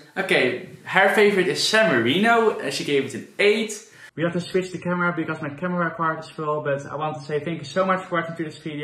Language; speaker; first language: English; non-native, fluent; Dutch